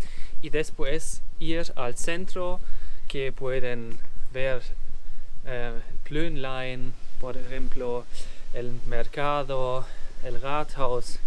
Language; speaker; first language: Spanish; non-native, learner; German